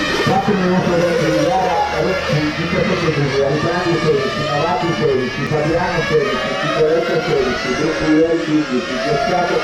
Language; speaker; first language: Italian; native; Italian